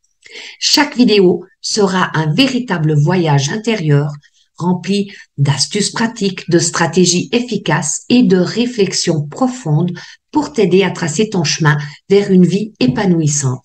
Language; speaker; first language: French; native; French